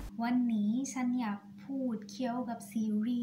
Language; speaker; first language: Thai; non-native, learner; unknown